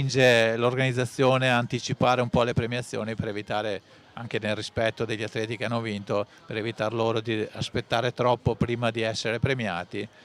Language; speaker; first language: Italian; native; Italian